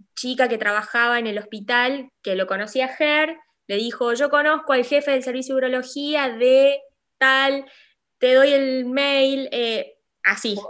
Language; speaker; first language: Spanish; native; Spanish